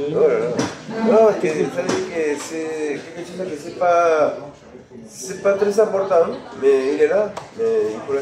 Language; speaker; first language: French; non-native, learner; Spanish